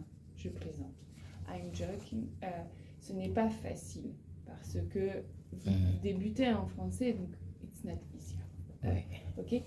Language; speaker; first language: French; native; French